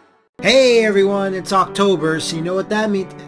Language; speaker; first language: English; native; English